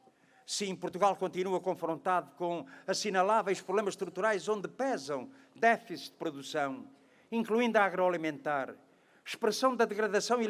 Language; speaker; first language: Portuguese; native; Portuguese